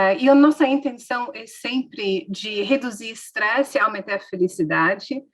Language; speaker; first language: Portuguese; non-native, fluent; English